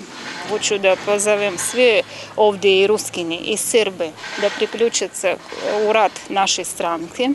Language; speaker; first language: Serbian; non-native, learner; Russian